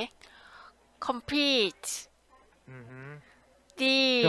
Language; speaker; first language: English; non-native, learner; Korean